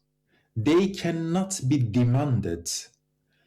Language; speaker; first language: English; non-native, fluent; Turkish